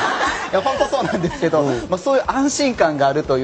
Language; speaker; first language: Japanese; native; Japanese